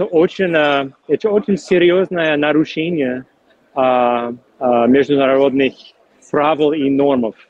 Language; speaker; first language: Russian; non-native, fluent; English